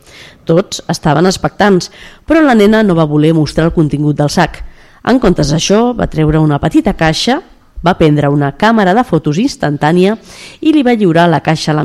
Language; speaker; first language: Catalan; native; Catalan